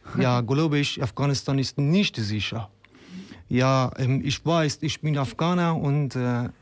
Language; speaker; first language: German; non-native, fluent; Persian